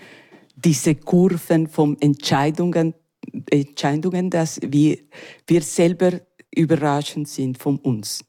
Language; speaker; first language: German; non-native, learner; Spanish